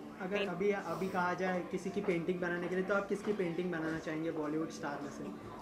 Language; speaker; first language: Hindi; native; Hindi